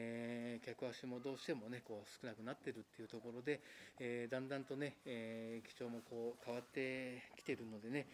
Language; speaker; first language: Japanese; native; Japanese